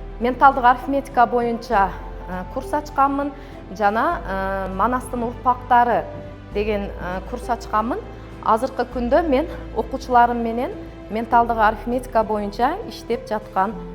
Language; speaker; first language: Kyrgyz; non-native, local second language; Uzbek